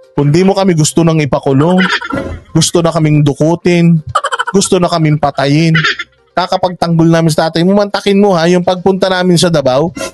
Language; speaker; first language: Filipino; non-native, local second language; Iloko